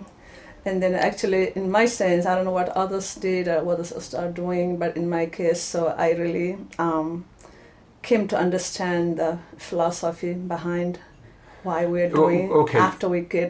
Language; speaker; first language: English; non-native, local second language; Nepali